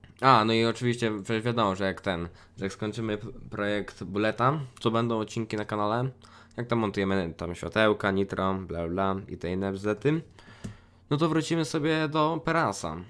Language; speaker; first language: Polish; native; Polish